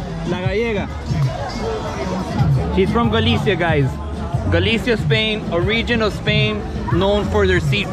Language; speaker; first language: English; early bilingual, other home language; Spanish